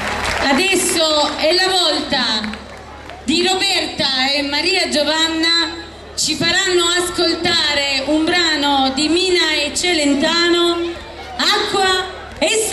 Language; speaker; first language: Italian; native; Italian